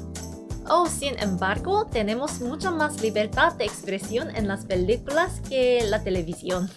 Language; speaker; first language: Spanish; non-native, fluent; Korean